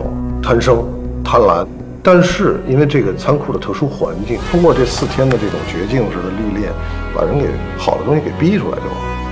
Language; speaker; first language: Chinese; native; Chinese